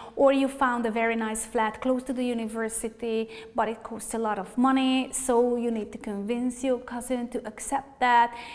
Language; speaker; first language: English; non-native, fluent; Hungarian